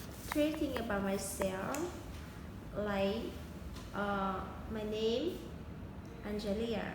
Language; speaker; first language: English; non-native, learner; Vietnamese